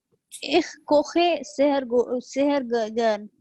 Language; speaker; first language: German; non-native, learner; Hindi